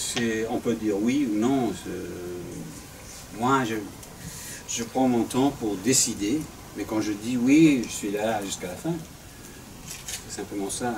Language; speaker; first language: French; non-native, fluent; English